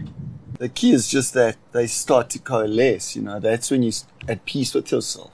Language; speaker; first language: English; native; English